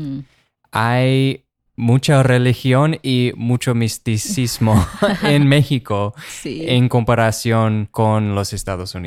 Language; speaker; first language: Spanish; non-native, fluent; English